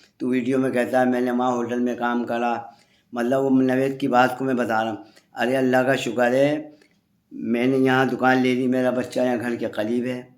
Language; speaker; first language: Urdu; native; Urdu